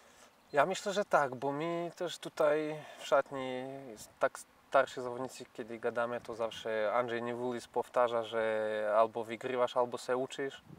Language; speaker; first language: Polish; non-native, fluent; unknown